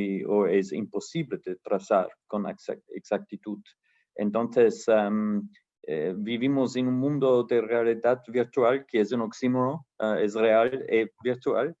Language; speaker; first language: Spanish; non-native, fluent; German